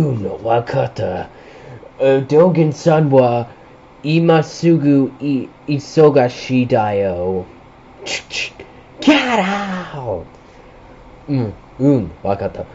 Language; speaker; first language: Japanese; non-native, learner; English